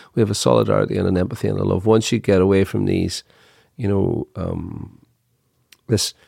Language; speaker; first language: English; native; English